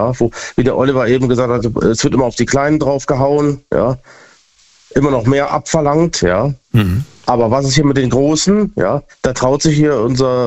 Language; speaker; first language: German; native; German